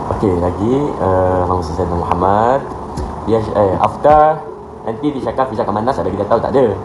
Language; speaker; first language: Malay; non-native, learner; Arabic